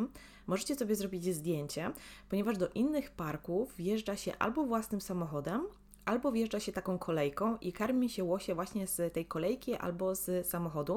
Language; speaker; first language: Polish; native; Polish